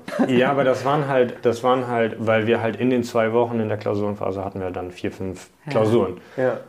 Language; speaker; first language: German; early bilingual, other home language; Hungarian